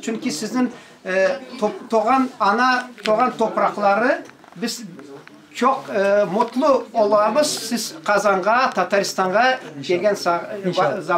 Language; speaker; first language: Turkish; non-native, learner; Tatar